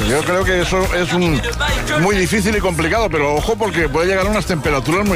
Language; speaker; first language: Spanish; native; Spanish